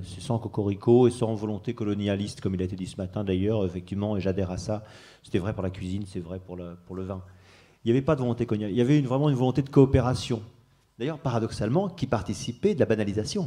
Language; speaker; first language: French; native; French